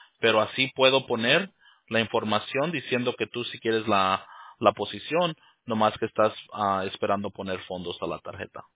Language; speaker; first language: Spanish; early bilingual, heritage; Spanish